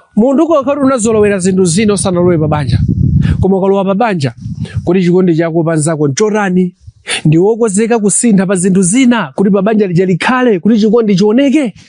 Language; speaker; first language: Nyanja; non-native, local second language; Tumbuka